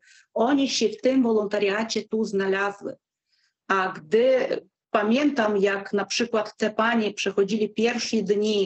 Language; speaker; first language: Polish; non-native, fluent; Ukrainian